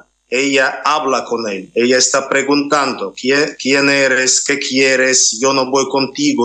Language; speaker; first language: Spanish; non-native, fluent; Russian